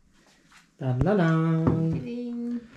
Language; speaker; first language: Japanese; native; Japanese